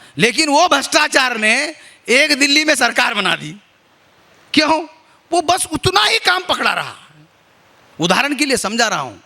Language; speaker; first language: Hindi; non-native, local second language; Marathi